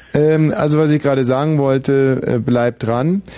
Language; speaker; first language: German; native; German